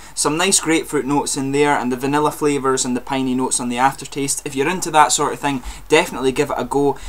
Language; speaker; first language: English; native; English